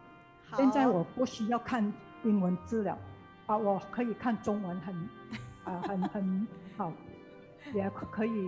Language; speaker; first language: Chinese; non-native, learner; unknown